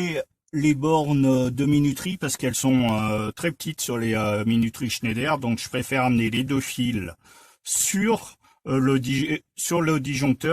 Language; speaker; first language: French; native; French